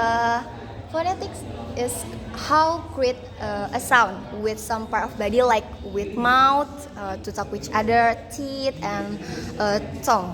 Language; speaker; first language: English; non-native, learner; Indonesian